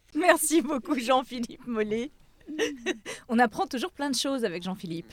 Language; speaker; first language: French; native; French